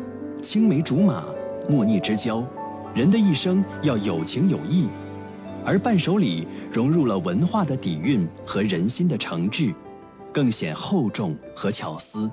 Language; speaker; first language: Chinese; native; Chinese